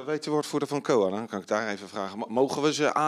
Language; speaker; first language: Dutch; native; Dutch